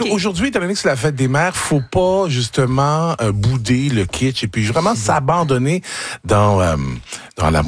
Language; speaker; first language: French; native; French